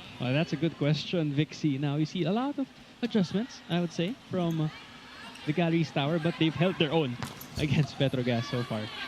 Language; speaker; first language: English; non-native, local second language; Filipino